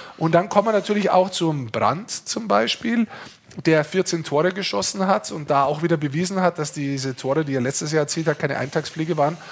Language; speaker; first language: German; native; German